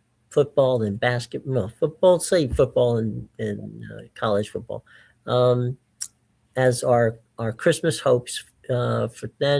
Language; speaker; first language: English; native; English